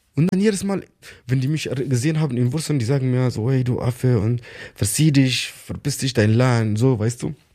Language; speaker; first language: German; non-native, learner; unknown